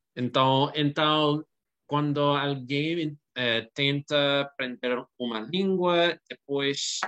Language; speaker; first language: Portuguese; non-native, learner; English